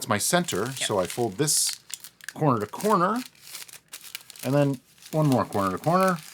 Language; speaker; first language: English; native; English